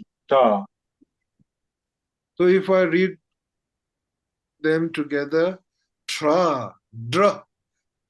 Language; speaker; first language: English; non-native, fluent; Tibetan